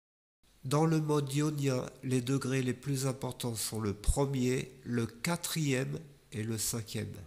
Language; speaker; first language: French; native; French